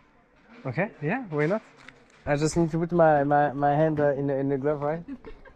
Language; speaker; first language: English; non-native, fluent; French